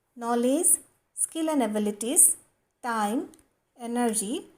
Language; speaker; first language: English; non-native, local second language; Assamese